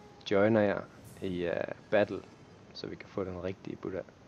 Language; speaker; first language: Danish; native; Danish